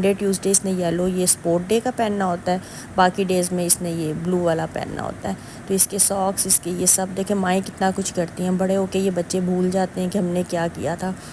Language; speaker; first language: Urdu; native; Urdu